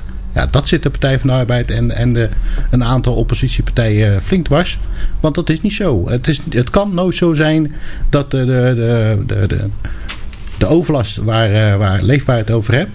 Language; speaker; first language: Dutch; native; Dutch